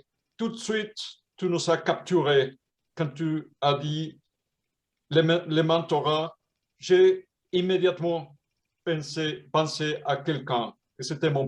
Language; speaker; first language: French; non-native, fluent; Spanish